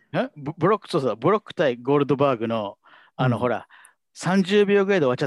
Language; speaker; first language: Japanese; native; Japanese